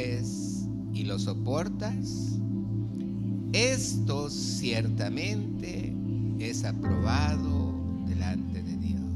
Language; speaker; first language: Spanish; native; Spanish